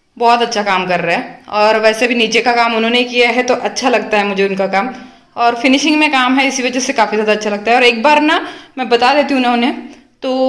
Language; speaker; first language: Hindi; non-native, local second language; Marathi